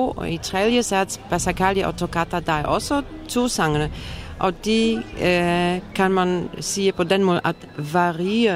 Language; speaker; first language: Danish; non-native, learner; Polish